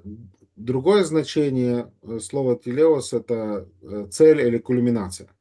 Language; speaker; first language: Russian; native; Russian